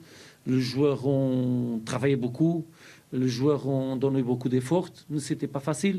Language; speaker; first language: French; non-native, fluent; Portuguese